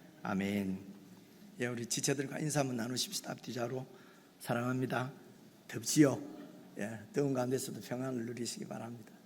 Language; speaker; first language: Korean; native; Korean